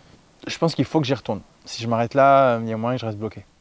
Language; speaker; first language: French; native; French